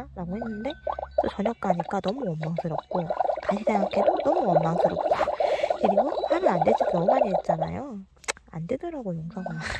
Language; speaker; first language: Korean; native; Korean